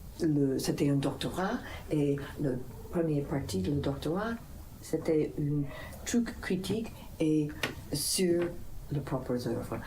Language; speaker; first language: French; non-native, fluent; English